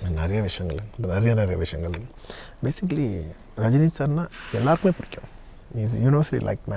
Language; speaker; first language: Tamil; non-native, local second language; Telugu